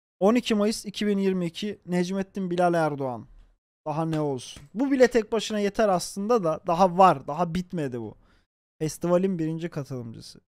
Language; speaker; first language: Turkish; native; Turkish